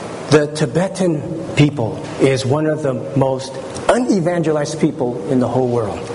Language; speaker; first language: English; early bilingual, other home language; Chinese